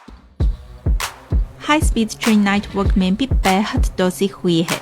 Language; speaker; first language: Urdu; non-native, fluent; Chinese